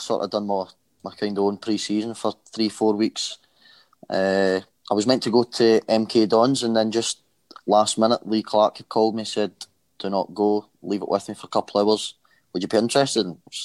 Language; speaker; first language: English; native; English